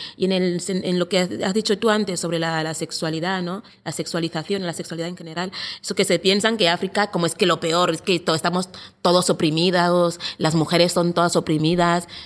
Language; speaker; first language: Spanish; non-native, local second language; Fang